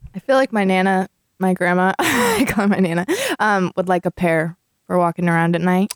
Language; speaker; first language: English; native; English